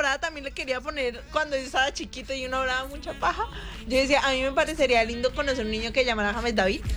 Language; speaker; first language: Spanish; native; Spanish